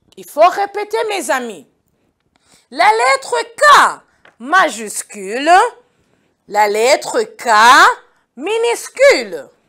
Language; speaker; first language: French; non-native, local second language; Kinyarwanda